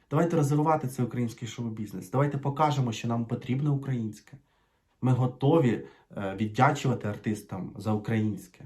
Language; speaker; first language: Ukrainian; native; Ukrainian